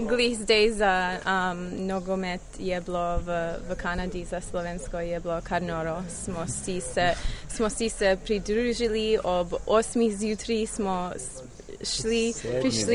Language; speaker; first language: Slovenian; early bilingual, heritage; Slovenian